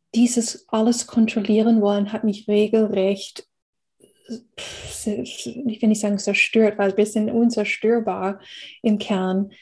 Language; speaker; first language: German; non-native, fluent; English